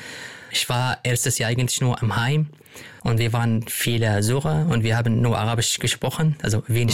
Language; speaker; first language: German; non-native, learner; Arabic